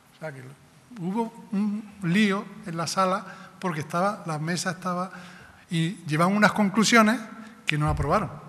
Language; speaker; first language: Spanish; native; Spanish